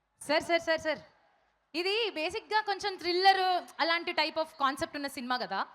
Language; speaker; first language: Telugu; native; Telugu